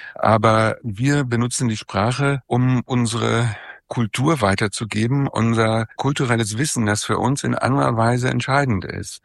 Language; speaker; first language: German; native; German